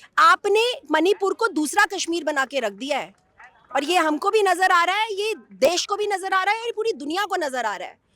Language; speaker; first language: Hindi; native; Hindi